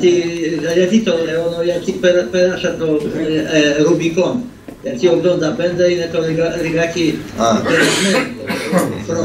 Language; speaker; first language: Greek; non-native, fluent; Polish